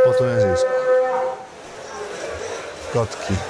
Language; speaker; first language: Polish; early bilingual, heritage; Polish